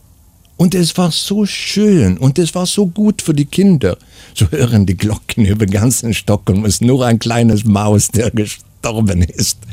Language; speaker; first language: German; non-native, fluent; Swedish